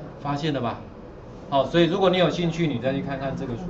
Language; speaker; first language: Chinese; native; Chinese